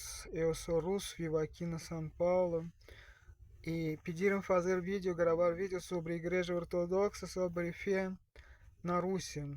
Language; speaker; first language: Portuguese; non-native, learner; Russian